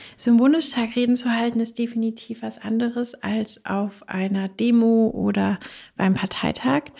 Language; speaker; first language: German; native; German